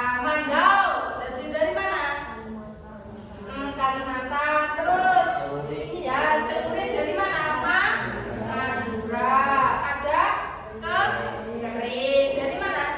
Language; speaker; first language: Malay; non-native, local second language; Javanese